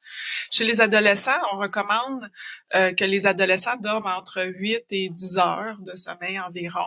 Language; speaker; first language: French; native; French